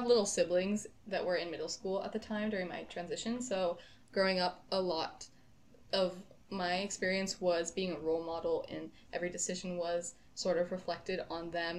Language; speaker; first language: English; native; English